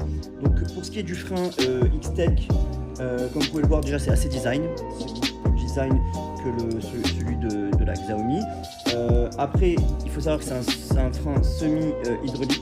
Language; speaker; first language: French; native; French